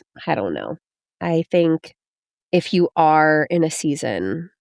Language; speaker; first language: English; native; English